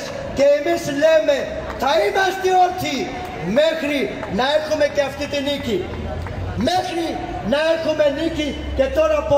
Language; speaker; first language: Greek; non-native, fluent; Urdu